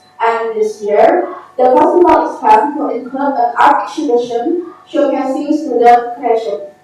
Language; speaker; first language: English; non-native, learner; Indonesian